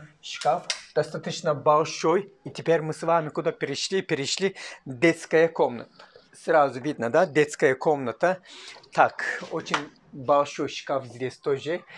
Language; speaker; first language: Russian; non-native, learner; Turkish